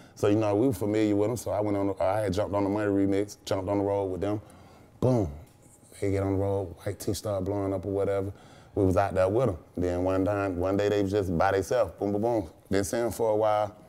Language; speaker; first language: English; native; English